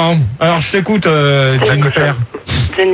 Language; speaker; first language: French; native; French